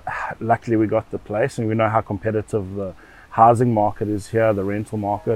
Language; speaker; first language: English; native; English